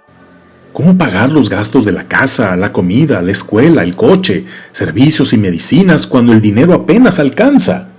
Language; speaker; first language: Spanish; native; Spanish